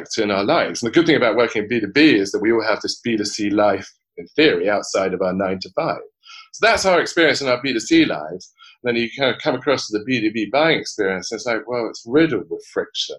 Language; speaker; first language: English; native; English